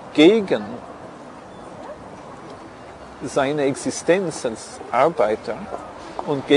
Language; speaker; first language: German; non-native, fluent; English